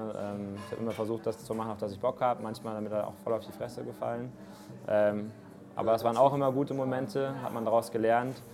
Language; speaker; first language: German; native; German